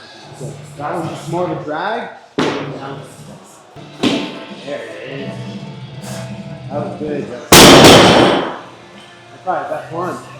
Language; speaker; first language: English; native; English